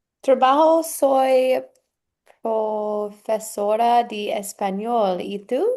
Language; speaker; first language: Spanish; non-native, learner; English